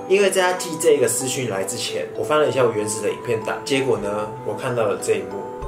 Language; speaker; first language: Chinese; native; Chinese